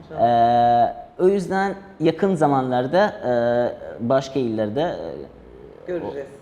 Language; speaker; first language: Turkish; non-native, fluent; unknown